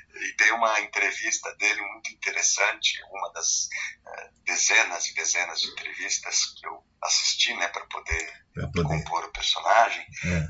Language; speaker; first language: Portuguese; native; Portuguese